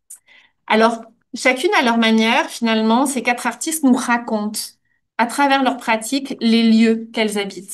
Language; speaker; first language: French; native; French